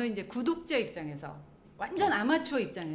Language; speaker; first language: Korean; native; Korean